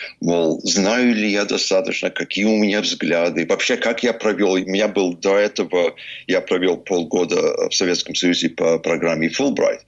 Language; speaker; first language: Russian; early bilingual, heritage; Russian